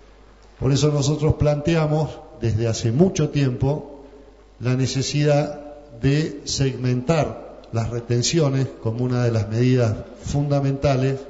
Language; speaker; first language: Spanish; native; Spanish